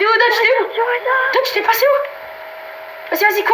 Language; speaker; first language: French; native; French